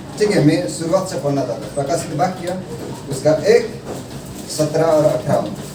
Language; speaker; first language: Hindi; non-native, local second language; Marathi